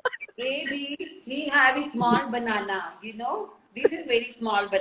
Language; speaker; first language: English; non-native, learner; Hindi